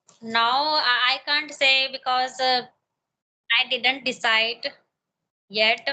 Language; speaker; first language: English; non-native, learner; Hindi